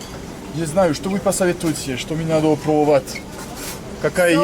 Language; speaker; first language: Russian; non-native, learner; French